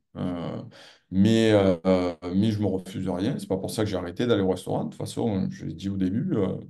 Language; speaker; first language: French; native; French